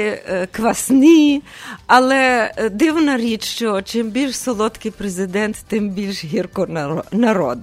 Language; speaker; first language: Ukrainian; early bilingual, heritage; Ukrainian